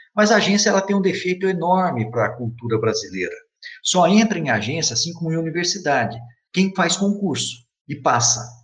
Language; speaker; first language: Portuguese; native; Portuguese